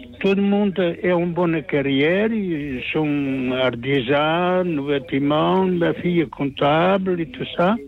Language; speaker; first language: French; non-native, learner; Portuguese